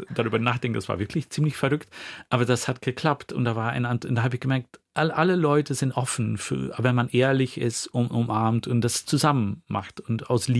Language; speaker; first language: German; non-native, fluent; Dutch